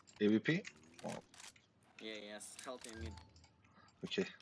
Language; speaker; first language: English; non-native, learner; Turkish